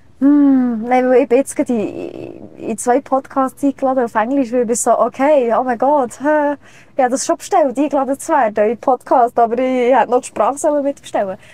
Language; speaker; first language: German; native; German